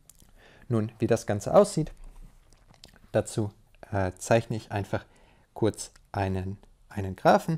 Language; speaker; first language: German; native; German